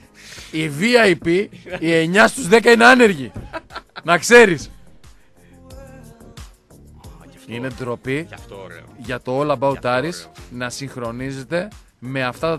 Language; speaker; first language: Greek; native; Greek